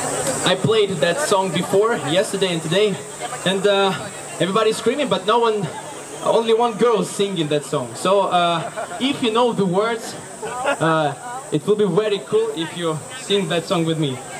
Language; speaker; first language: English; non-native, learner; Ukrainian